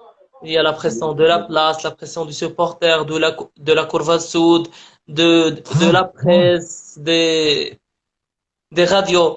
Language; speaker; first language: French; non-native, local second language; Arabic